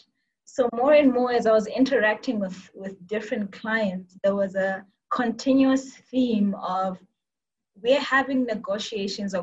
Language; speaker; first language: English; non-native, local second language; Tswana